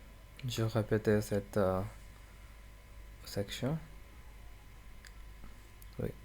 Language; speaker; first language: French; non-native, learner; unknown